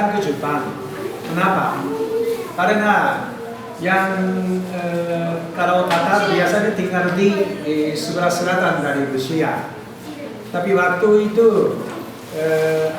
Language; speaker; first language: Indonesian; non-native, fluent; Japanese